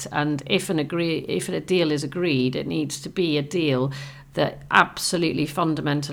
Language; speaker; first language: English; native; English